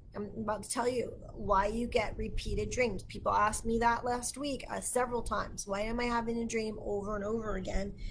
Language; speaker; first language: English; native; English